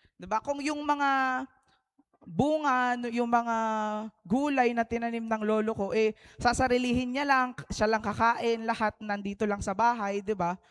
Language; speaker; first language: Filipino; native; Filipino